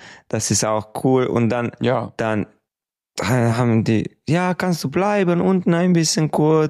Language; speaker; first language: German; non-native, fluent; Hungarian